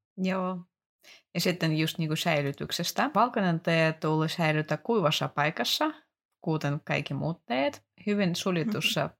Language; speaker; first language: Finnish; non-native, fluent; Russian